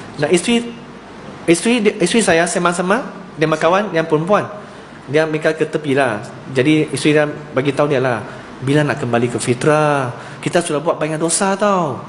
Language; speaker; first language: Malay; non-native, local second language; Chinese